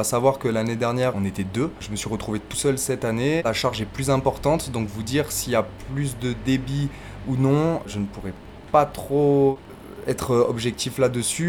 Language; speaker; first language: French; native; French